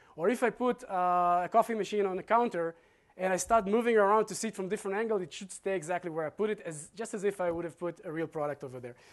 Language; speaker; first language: English; non-native, fluent; Hebrew